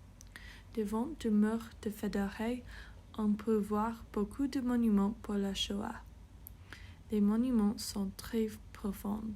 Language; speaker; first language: French; non-native, fluent; English